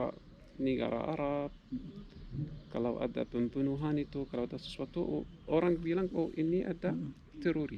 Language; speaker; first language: Indonesian; non-native, learner; Arabic